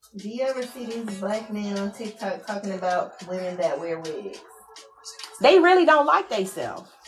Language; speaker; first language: English; native; English